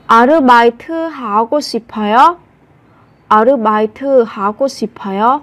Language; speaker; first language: Korean; non-native, fluent; Vietnamese